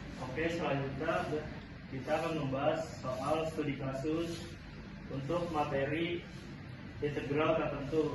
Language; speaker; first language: Indonesian; native; Indonesian